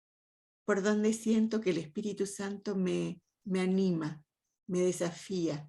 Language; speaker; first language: Spanish; native; Spanish